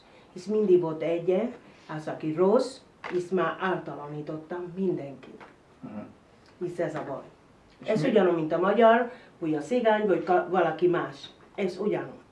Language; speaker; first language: Hungarian; non-native, learner; Spanish